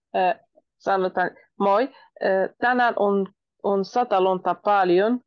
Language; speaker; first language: Finnish; non-native, learner; Spanish